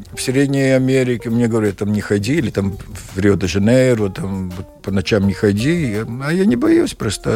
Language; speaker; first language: Russian; non-native, learner; Latvian